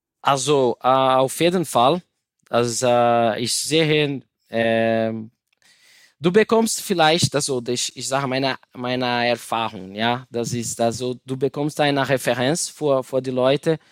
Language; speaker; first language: German; non-native, learner; Portuguese